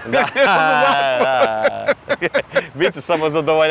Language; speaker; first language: Serbian; native; Serbian